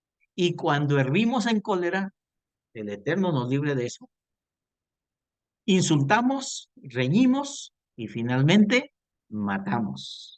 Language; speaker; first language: Spanish; native; Spanish